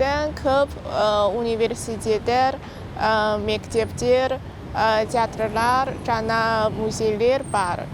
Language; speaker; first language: Kyrgyz; non-native, learner; Chinese